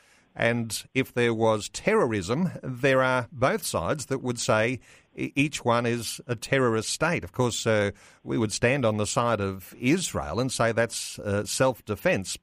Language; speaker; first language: English; native; English